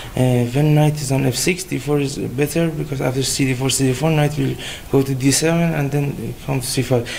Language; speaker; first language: English; non-native, fluent; Persian